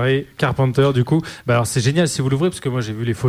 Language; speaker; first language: French; native; French